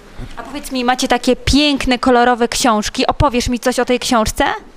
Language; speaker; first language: Polish; native; Polish